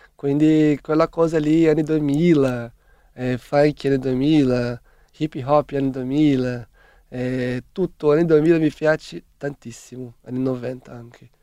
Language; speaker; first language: Italian; non-native, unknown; Portuguese